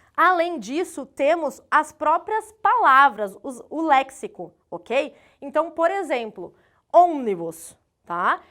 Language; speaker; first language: Portuguese; native; Portuguese